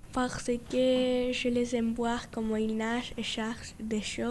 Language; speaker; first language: French; non-native, learner; Spanish